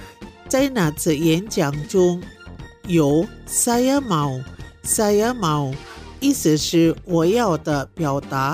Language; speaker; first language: Chinese; non-native, fluent; Indonesian